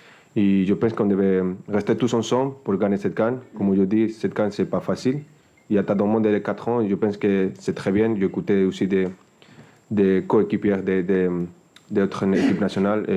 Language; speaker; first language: French; non-native, fluent; Spanish